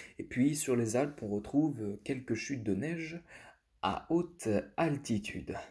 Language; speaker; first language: French; native; French